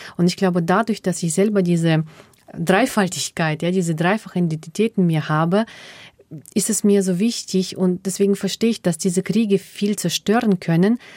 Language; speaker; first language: German; early bilingual, other home language; Russian